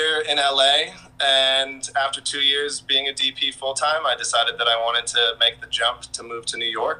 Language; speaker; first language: English; native; English